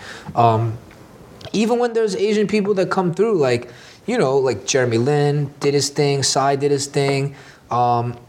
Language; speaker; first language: English; native; English